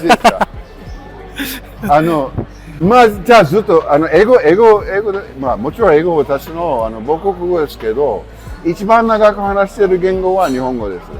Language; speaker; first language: Japanese; non-native, fluent; English